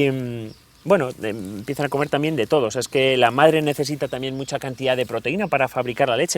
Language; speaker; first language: Spanish; native; Spanish